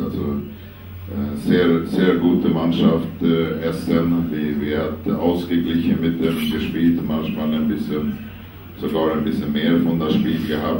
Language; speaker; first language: German; non-native, fluent; Swedish